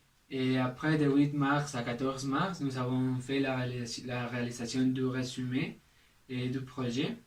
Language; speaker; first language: French; non-native, learner; Spanish